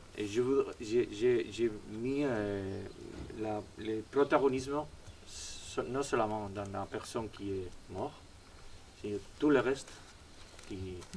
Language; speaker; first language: French; non-native, fluent; Spanish